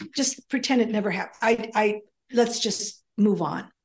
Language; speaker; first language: English; early bilingual, other home language; Greek